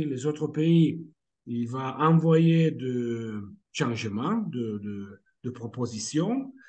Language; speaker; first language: French; non-native, fluent; Italian